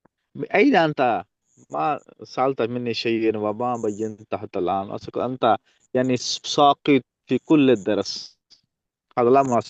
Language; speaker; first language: Arabic; non-native, learner; Urdu